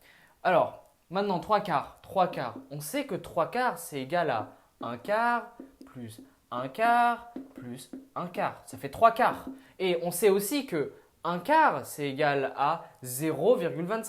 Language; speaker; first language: French; native; French